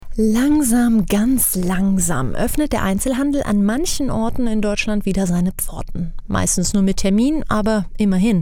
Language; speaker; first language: German; native; German